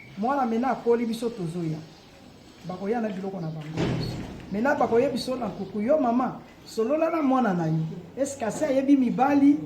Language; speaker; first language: Lingala; non-native, local second language; Luba-Lulua